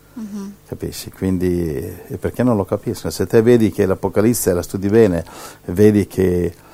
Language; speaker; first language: Italian; native; Italian